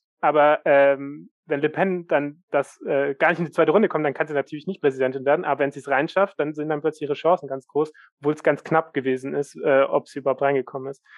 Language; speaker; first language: German; native; German